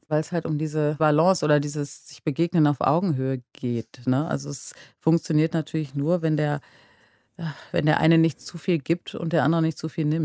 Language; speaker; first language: German; native; German